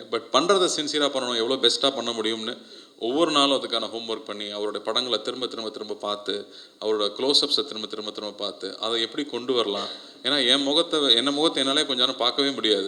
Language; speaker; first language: Tamil; native; Tamil